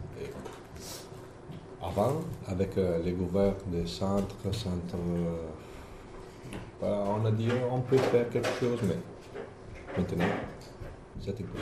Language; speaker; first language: French; non-native, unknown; Italian